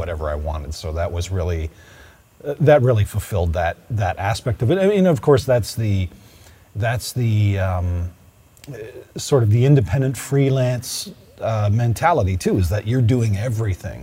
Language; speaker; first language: English; native; English